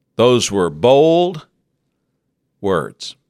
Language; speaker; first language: English; native; English